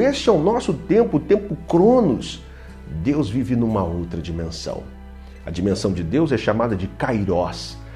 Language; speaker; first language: Portuguese; native; Portuguese